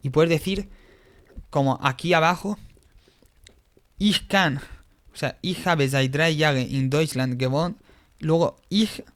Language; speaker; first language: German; non-native, fluent; Spanish